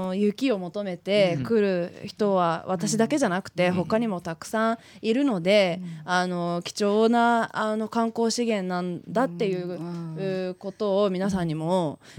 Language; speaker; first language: Japanese; native; Japanese